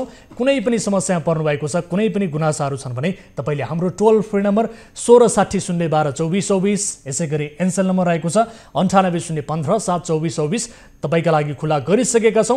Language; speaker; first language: Nepali; native; Nepali